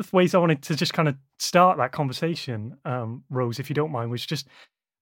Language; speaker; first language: English; native; English